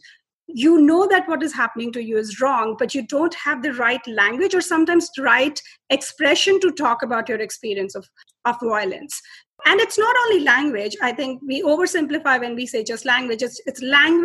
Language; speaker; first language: English; non-native, local second language; Hindi